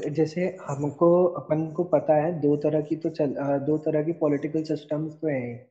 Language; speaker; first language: Hindi; native; Hindi